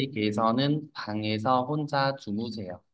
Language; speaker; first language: Korean; non-native, learner; Vietnamese